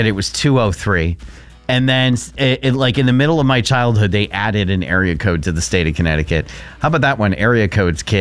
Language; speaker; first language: English; native; English